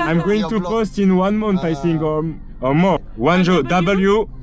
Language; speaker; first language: English; non-native, learner; French